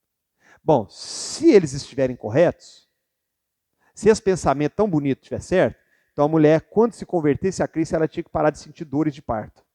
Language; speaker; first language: Portuguese; native; Portuguese